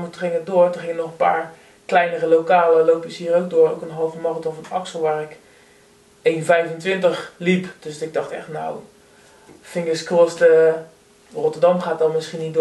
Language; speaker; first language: Dutch; native; Dutch